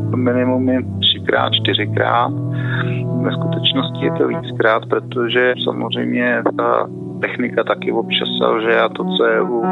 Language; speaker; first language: Czech; native; Czech